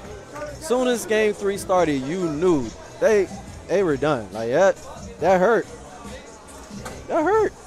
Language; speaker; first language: English; native; English